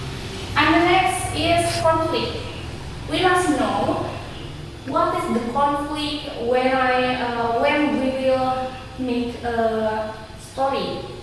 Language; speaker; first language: English; non-native, learner; Indonesian